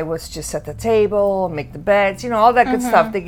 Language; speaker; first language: English; early bilingual, other home language; Italian